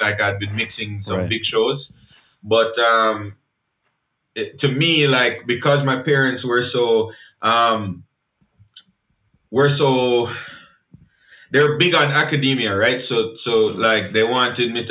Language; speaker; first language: English; non-native, local second language; Jamaican Creole English